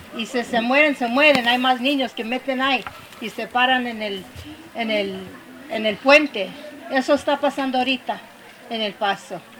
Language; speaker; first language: Spanish; early bilingual, heritage; Spanish